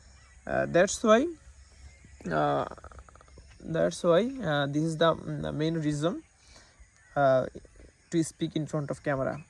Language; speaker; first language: English; non-native, learner; Bangla